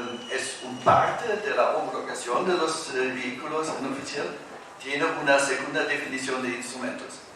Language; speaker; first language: Spanish; non-native, fluent; German